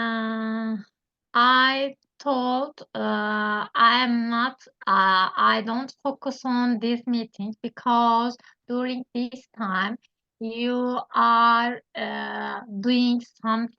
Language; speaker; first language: English; non-native, learner; Turkish